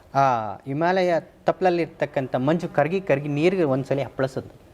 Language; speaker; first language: Kannada; native; Kannada